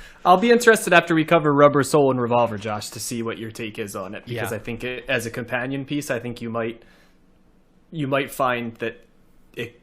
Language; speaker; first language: English; native; English